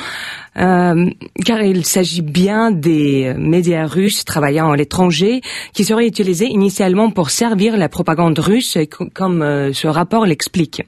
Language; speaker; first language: French; non-native, fluent; Russian